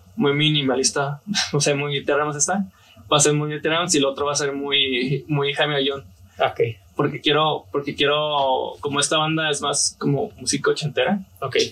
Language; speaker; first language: Spanish; native; Spanish